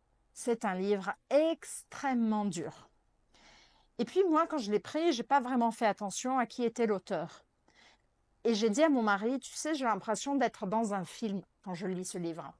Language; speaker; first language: French; non-native, fluent; Portuguese